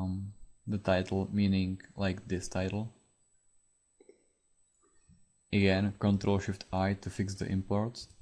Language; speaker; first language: English; non-native, fluent; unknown